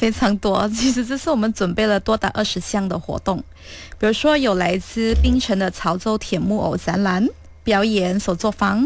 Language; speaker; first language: Chinese; native; Chinese